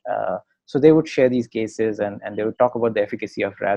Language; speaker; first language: English; non-native, local second language; Hindi